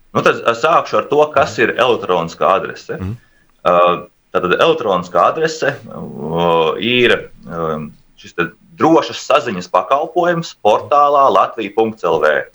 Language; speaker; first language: Latvian; native; Latvian